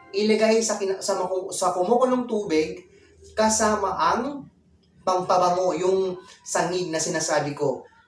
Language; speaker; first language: Filipino; non-native, local second language; Waray